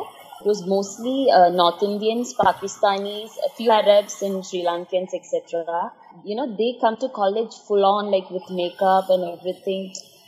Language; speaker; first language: English; non-native, local second language; Malayalam